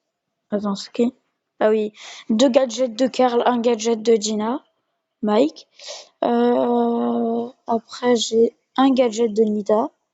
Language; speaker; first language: French; native; French